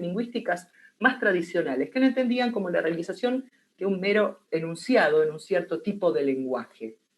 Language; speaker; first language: Spanish; native; Spanish